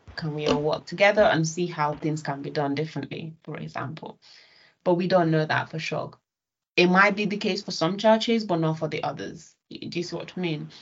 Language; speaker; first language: English; non-native, local second language; Yoruba